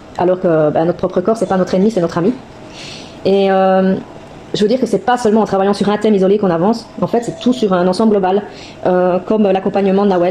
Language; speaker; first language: French; native; French